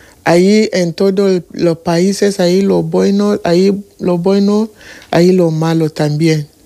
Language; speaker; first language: Spanish; non-native, learner; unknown